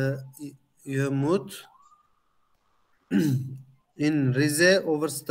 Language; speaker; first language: Dutch; non-native, learner; Turkish